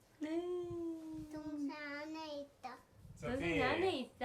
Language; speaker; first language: Korean; non-native, learner; Greek